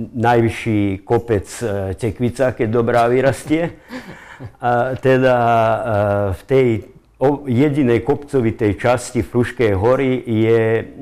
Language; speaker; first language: Slovak; native; Slovak